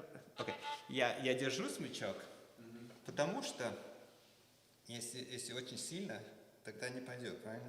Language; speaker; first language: Russian; early bilingual, heritage; Russian